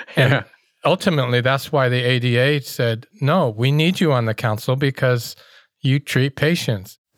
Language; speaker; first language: English; native; English